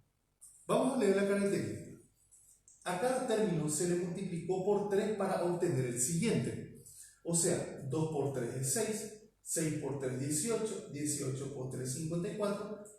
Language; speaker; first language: Spanish; native; Spanish